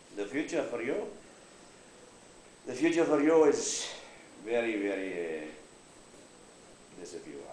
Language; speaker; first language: English; non-native, learner; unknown